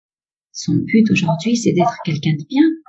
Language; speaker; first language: French; native; French